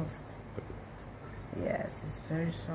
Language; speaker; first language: English; non-native, fluent; Dutch